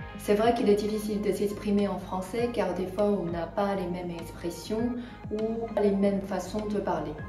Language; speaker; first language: French; non-native, fluent; Chinese